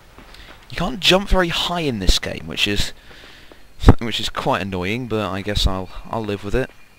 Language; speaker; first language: English; native; English